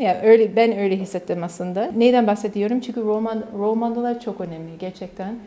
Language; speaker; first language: Turkish; non-native, learner; English